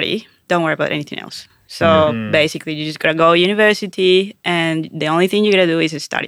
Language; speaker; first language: English; non-native, fluent; Spanish